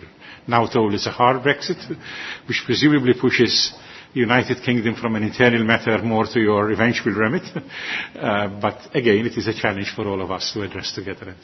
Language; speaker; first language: English; non-native, local second language; Maltese